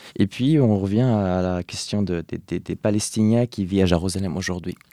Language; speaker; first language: French; non-native, fluent; Arabic